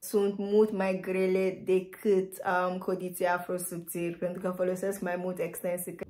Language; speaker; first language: Romanian; non-native, fluent; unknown